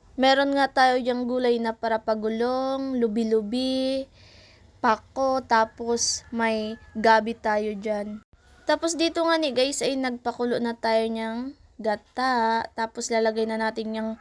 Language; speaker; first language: Filipino; non-native, local second language; Bikol